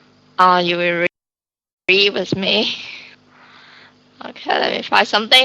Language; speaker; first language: English; non-native, learner; Vietnamese